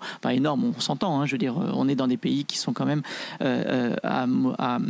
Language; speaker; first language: French; native; French